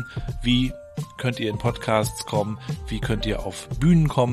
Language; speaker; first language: German; native; German